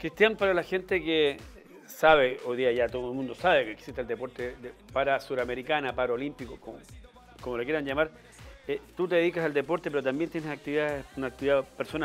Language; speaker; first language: Spanish; native; Spanish